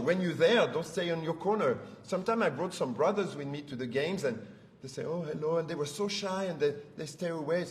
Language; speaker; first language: English; non-native, fluent; French